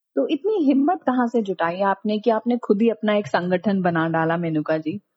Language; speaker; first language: Hindi; native; Hindi